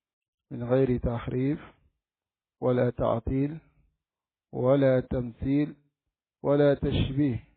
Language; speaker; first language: Arabic; non-native, fluent; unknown